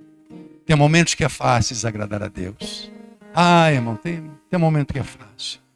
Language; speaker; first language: Portuguese; native; Portuguese